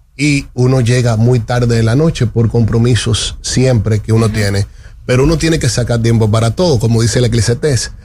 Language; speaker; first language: Spanish; native; Spanish